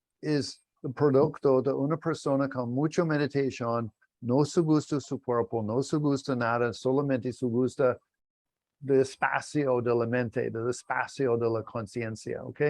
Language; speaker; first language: Spanish; non-native, learner; English